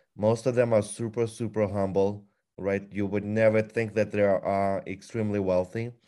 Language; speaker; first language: English; non-native, fluent; Lithuanian